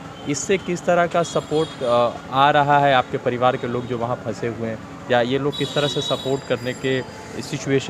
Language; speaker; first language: Hindi; native; Hindi